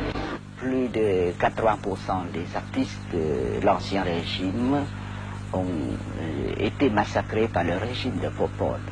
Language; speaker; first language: French; non-native, local second language; Khmer